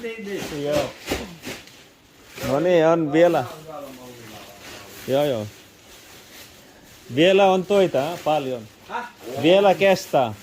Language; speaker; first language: Finnish; non-native, learner; Bangla